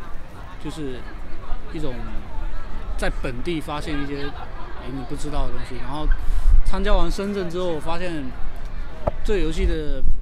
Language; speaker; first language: Chinese; native; Chinese